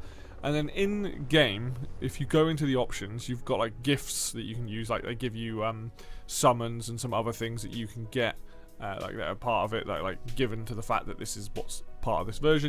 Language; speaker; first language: English; native; English